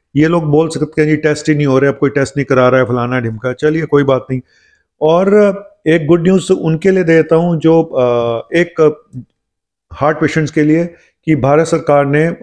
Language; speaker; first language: Hindi; native; Hindi